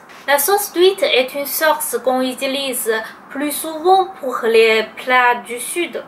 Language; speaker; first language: French; non-native, fluent; Chinese